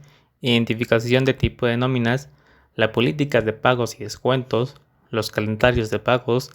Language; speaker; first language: Spanish; native; Spanish